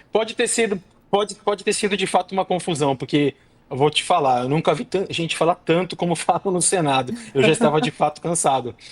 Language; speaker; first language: Portuguese; native; Portuguese